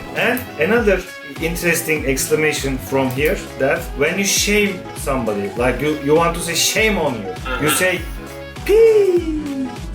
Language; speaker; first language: English; non-native, fluent; Turkish